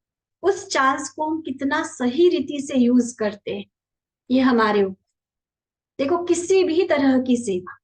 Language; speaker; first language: Hindi; native; Hindi